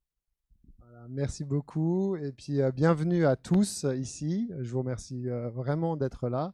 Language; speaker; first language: French; native; French